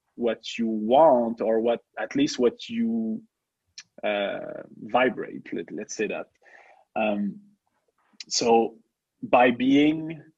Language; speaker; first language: English; non-native, fluent; French